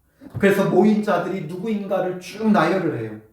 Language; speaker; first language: Korean; native; Korean